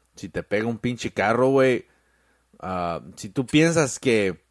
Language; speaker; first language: Spanish; early bilingual, heritage; Spanish